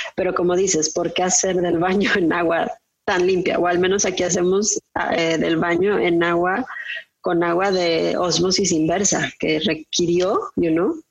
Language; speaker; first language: Spanish; native; Spanish